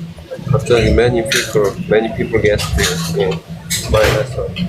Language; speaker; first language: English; non-native, learner; Korean